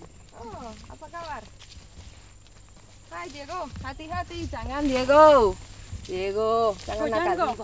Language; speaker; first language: Indonesian; non-native, learner; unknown